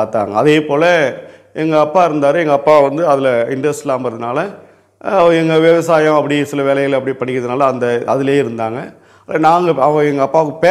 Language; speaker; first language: Tamil; native; Tamil